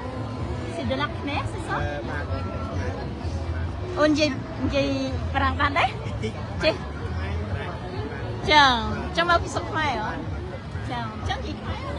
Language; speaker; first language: French; early bilingual, other home language; Vietnamese